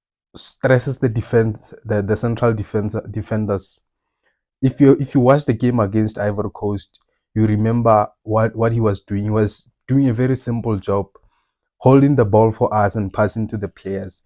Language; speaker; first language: English; non-native, local second language; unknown